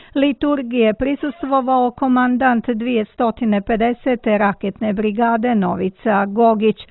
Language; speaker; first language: Serbian; native; Serbian